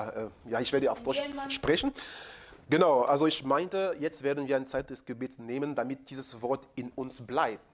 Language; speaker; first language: German; non-native, fluent; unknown